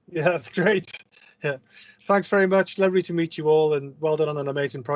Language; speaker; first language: English; native; English